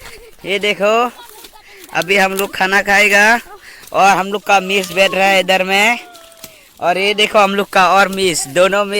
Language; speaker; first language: Hindi; non-native, local second language; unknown